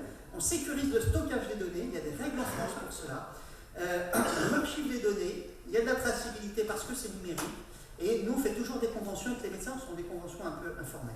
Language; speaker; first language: French; native; French